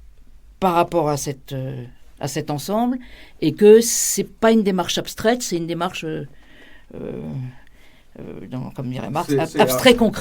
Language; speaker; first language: French; native; French